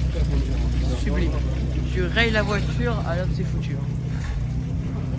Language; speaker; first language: French; native; French